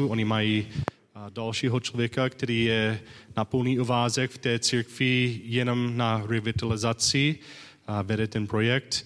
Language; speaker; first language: Czech; non-native, learner; English